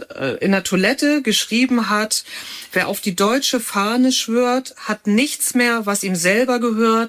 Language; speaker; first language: German; native; German